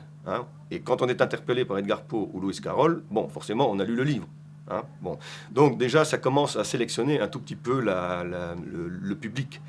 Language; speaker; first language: French; native; French